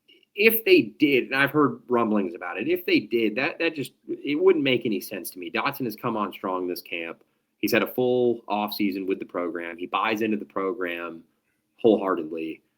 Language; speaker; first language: English; native; English